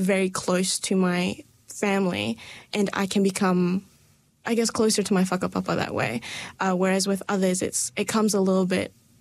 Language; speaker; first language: English; non-native, local second language; Malay